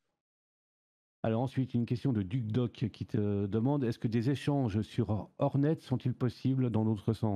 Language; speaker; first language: French; native; French